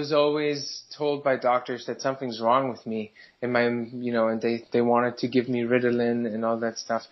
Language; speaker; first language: English; non-native, fluent; German